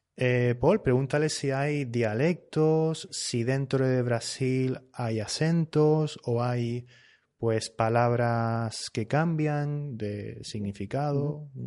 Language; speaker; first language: Spanish; native; Spanish